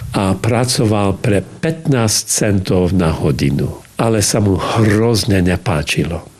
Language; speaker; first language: Slovak; early bilingual, heritage; English